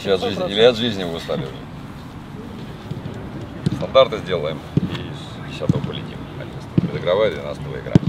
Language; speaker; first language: Russian; native; Russian